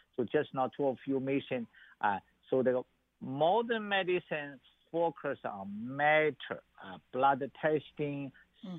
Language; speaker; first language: English; non-native, learner; Chinese